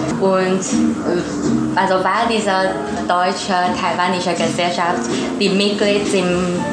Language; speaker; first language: German; non-native, learner; Chinese